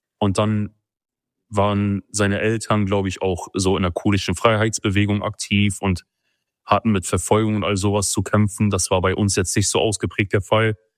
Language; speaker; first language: German; early bilingual, other home language; Kurdish